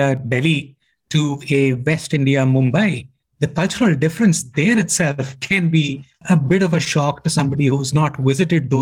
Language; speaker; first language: English; non-native, local second language; Hindi